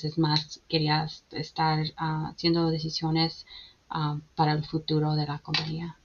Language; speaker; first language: Spanish; early bilingual, heritage; Spanish